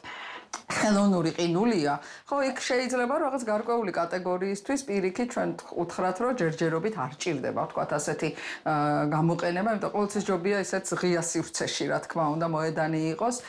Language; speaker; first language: Georgian; native; Georgian